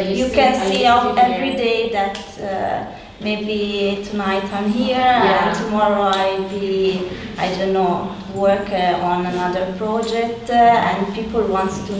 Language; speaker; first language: English; non-native, learner; Italian